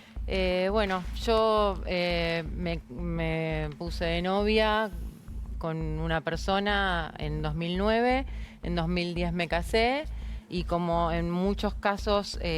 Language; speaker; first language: Spanish; native; Spanish